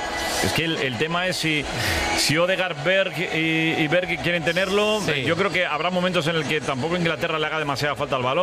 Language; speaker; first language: Spanish; native; Spanish